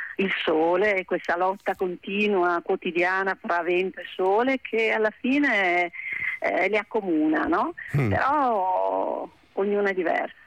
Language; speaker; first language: Italian; native; Italian